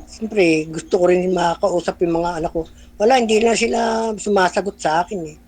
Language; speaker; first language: Filipino; native; Filipino